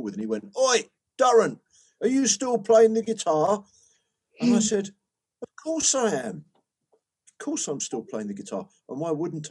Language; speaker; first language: English; native; English